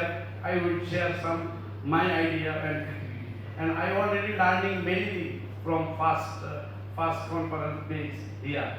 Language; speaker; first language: English; non-native, learner; Bangla